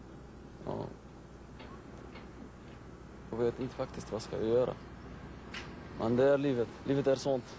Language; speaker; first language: Swedish; non-native, learner; Arabic